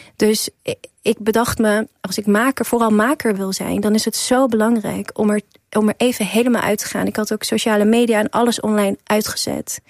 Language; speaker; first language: Dutch; early bilingual, other home language; Persian